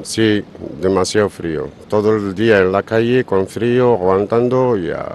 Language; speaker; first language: Spanish; non-native, learner; Arabic